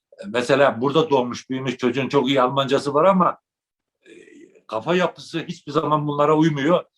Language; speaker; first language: Turkish; native; Turkish